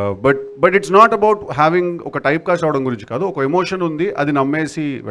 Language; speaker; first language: Telugu; native; Telugu